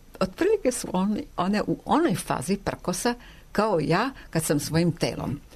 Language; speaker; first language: Serbian; non-native, local second language; Hungarian